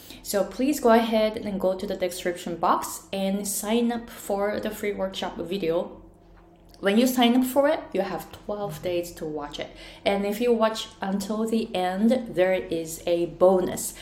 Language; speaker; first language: English; non-native, fluent; Japanese